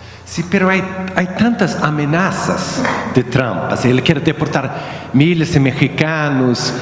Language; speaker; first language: Spanish; non-native, learner; Swedish